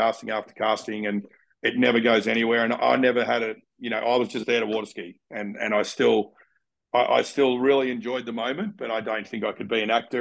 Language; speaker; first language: English; native; English